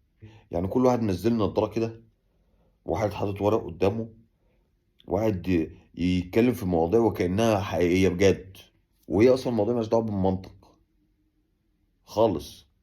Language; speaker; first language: Arabic; native; Arabic